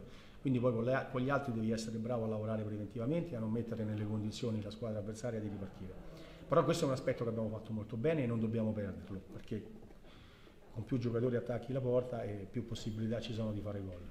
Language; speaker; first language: Italian; native; Italian